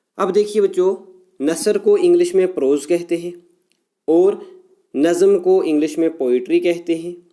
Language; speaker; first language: Urdu; non-native, local second language; Kashmiri